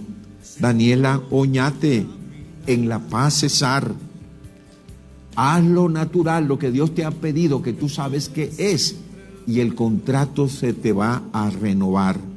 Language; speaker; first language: Spanish; native; Spanish